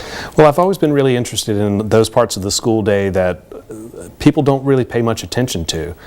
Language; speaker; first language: English; native; English